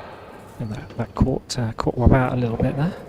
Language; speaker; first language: English; native; English